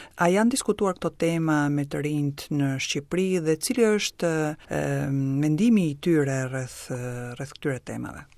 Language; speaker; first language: Albanian; native; Albanian